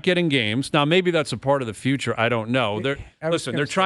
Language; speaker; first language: English; native; English